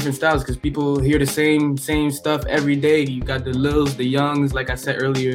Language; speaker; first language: English; non-native, fluent; French